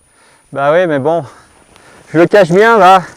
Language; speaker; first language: French; native; French